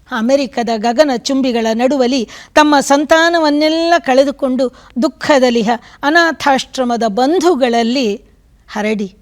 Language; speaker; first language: Kannada; native; Kannada